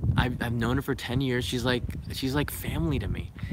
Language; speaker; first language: English; native; English